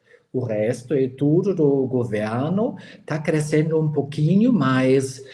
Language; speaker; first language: Portuguese; non-native, fluent; German